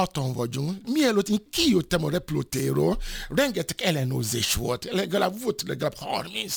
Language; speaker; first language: Hungarian; non-native, fluent; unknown